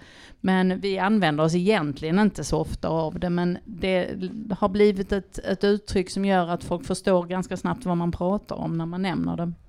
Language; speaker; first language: Swedish; native; Swedish